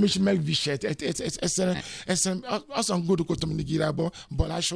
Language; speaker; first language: Hungarian; non-native, learner; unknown